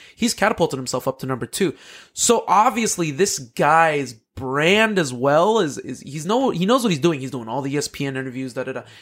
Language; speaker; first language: English; early bilingual, other home language; Filipino